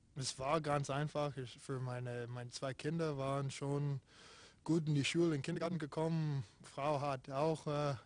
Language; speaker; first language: German; non-native, fluent; English